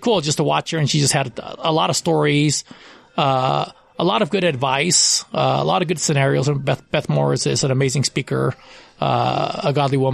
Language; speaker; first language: English; non-native, fluent; Spanish